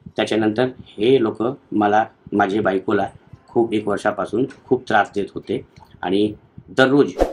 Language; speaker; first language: Marathi; non-native, local second language; Hindi